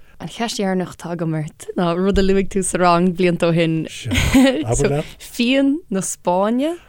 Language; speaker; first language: Irish; non-native, local second language; English